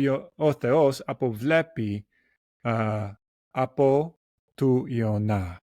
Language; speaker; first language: Greek; non-native, learner; English